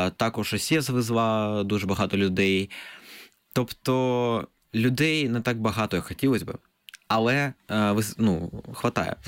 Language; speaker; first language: Ukrainian; non-native, local second language; Russian